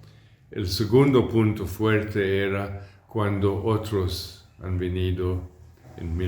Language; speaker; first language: Spanish; non-native, fluent; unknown